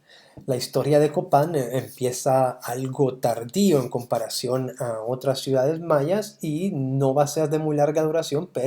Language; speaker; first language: Spanish; native; Spanish